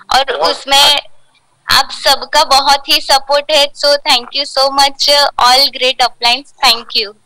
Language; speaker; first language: Hindi; non-native, local second language; Gujarati